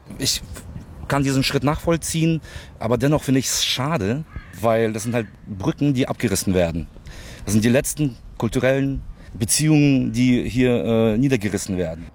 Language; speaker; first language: German; early bilingual, other home language; Russian